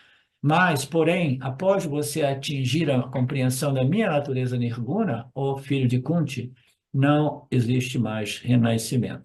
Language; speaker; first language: Portuguese; native; Portuguese